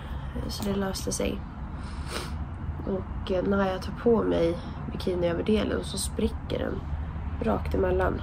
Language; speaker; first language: Swedish; native; Swedish